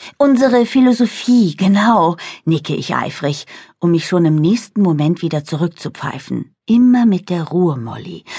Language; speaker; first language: German; native; German